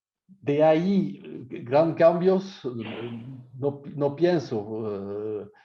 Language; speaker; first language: Spanish; non-native, fluent; French